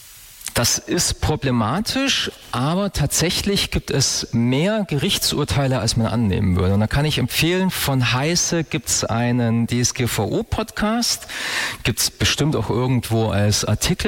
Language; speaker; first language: German; native; German